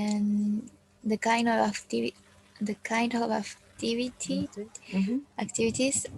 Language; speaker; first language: English; non-native, learner; Spanish